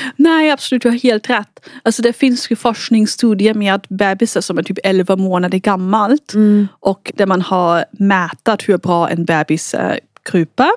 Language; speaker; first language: Swedish; non-native, fluent; German